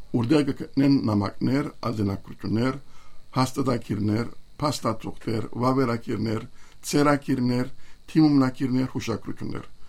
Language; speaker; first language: Armenian; native; Armenian